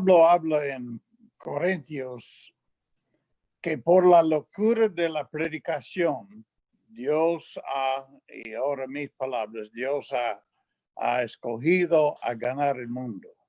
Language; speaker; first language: Spanish; non-native, fluent; English